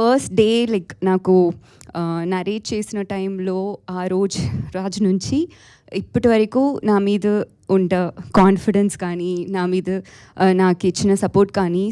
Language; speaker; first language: Telugu; non-native, local second language; Tamil